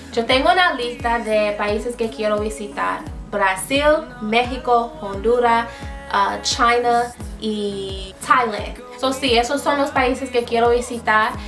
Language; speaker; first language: Spanish; non-native, fluent; English